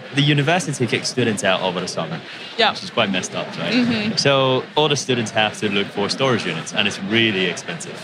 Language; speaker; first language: English; non-native, fluent; Japanese